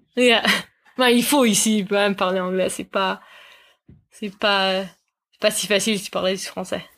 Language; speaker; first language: French; native; French